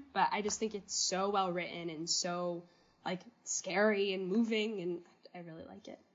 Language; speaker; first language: English; native; English